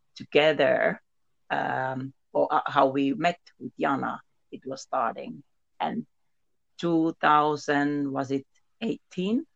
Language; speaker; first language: English; non-native, learner; Finnish